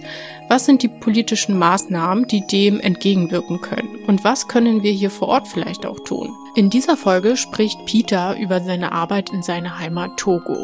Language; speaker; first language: German; native; German